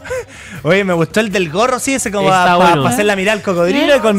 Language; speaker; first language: Spanish; native; Spanish